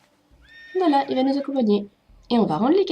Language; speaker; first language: French; native; French